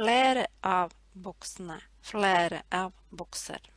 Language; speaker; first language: Norwegian; non-native, fluent; Latvian